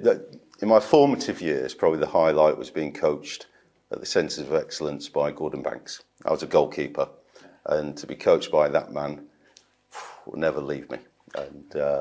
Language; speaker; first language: English; native; English